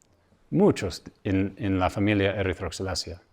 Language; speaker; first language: Spanish; non-native, fluent; English